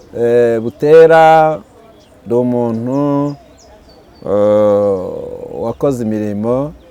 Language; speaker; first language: Kinyarwanda; early bilingual, heritage; Kinyarwanda